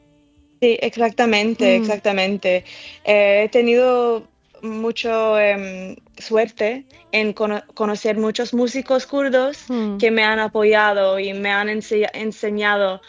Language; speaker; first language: Spanish; early bilingual, heritage; English